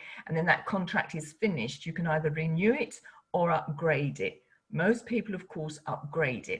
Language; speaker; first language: English; native; English